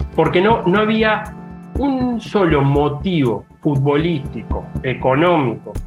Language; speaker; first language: Spanish; native; Spanish